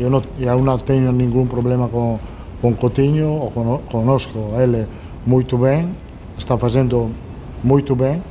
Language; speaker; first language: Portuguese; non-native, learner; Italian